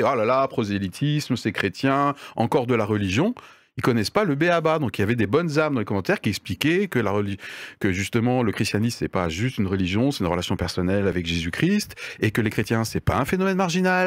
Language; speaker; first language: French; native; French